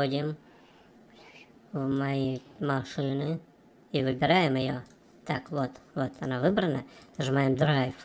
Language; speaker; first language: Russian; native; Russian